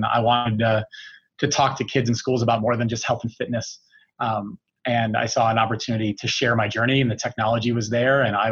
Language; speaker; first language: English; native; English